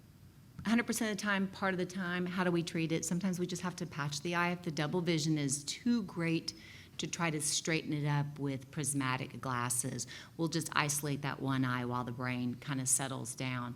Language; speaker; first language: English; native; English